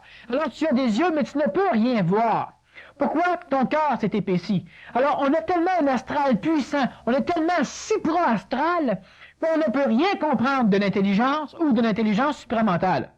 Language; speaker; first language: French; native; French